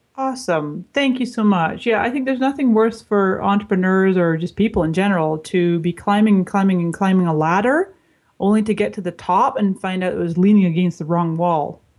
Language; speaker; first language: English; native; English